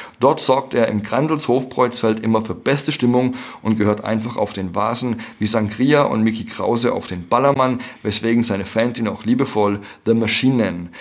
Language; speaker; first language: German; native; German